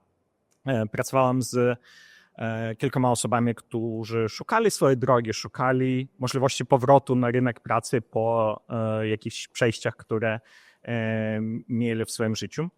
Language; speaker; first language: Polish; non-native, fluent; Ukrainian